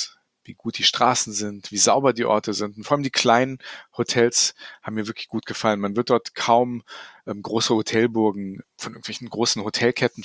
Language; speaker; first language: German; native; German